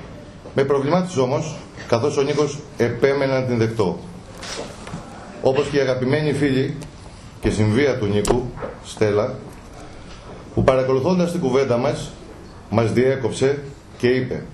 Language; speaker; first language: Greek; native; Greek